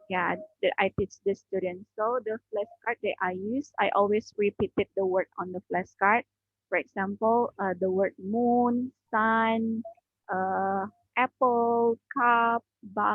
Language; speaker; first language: English; non-native, learner; Indonesian